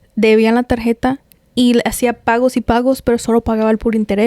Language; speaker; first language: Spanish; early bilingual, heritage; Spanish